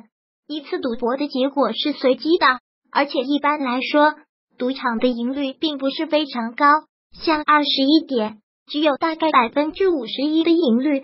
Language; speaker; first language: Chinese; native; Chinese